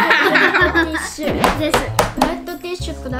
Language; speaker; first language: Japanese; native; Japanese